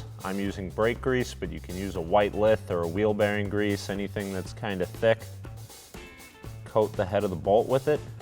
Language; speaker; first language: English; native; English